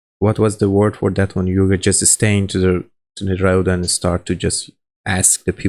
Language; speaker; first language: English; non-native, learner; Persian